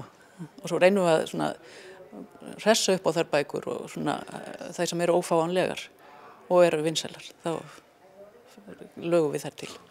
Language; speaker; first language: Icelandic; native; Icelandic